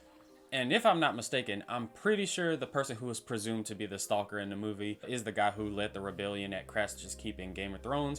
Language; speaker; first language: English; native; English